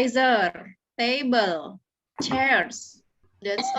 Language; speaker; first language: English; non-native, learner; Indonesian